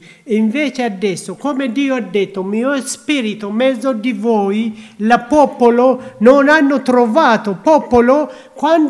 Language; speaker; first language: Italian; non-native, learner; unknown